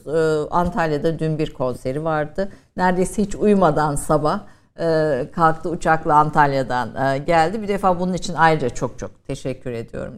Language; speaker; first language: Turkish; native; Turkish